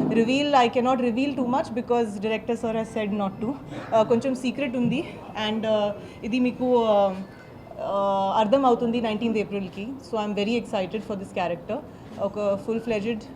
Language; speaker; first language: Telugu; non-native, learner; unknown